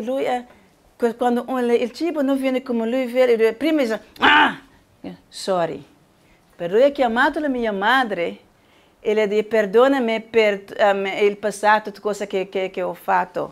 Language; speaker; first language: Italian; non-native, learner; Spanish